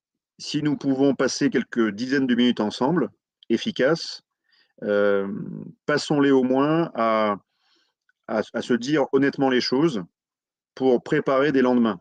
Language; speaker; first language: French; native; French